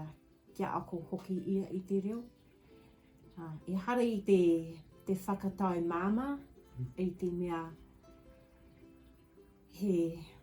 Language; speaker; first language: Māori; non-native, local second language; English